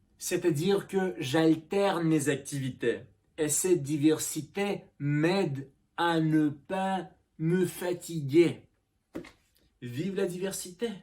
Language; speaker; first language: French; non-native, learner; Russian